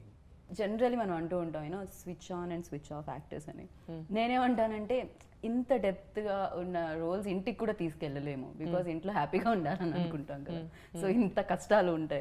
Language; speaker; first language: Telugu; native; Telugu